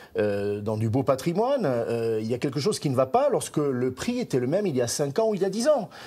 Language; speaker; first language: French; native; French